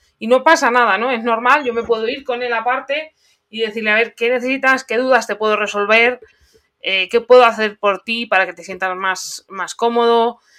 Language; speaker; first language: Spanish; native; Spanish